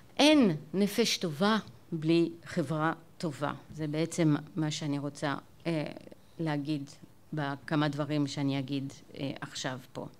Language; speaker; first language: Hebrew; non-native, fluent; French